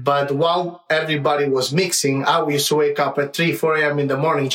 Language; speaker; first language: English; non-native, fluent; Italian